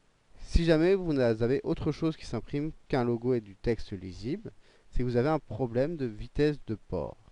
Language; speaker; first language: French; native; French